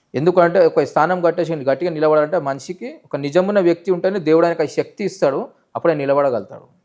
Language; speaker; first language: Telugu; native; Telugu